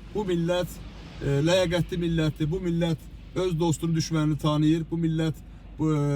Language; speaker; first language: Azerbaijani; native; Azerbaijani